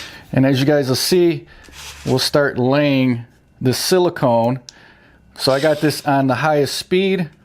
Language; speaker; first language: English; native; English